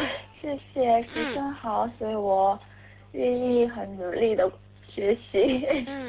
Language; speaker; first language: Chinese; non-native, learner; Korean